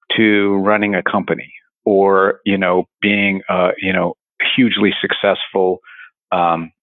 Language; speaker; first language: English; native; English